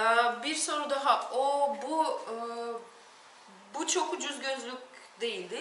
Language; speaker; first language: Turkish; non-native, fluent; Russian